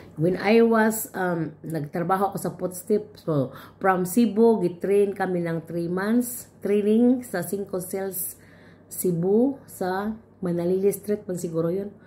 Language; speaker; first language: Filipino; non-native, local second language; Cebuano